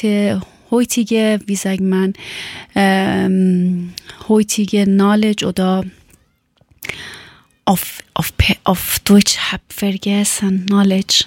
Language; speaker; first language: German; non-native, local second language; Persian